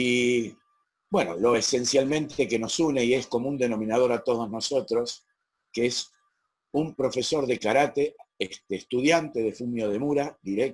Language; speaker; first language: Spanish; native; Spanish